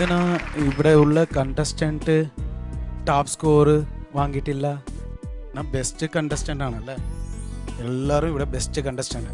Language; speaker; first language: Malayalam; non-native, learner; Tamil